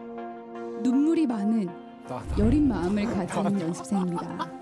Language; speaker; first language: Korean; native; Korean